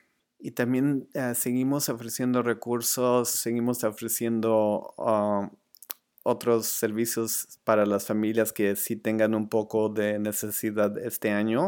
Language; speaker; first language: Spanish; early bilingual, other home language; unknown